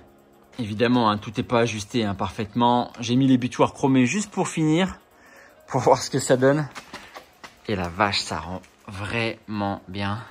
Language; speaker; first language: French; native; French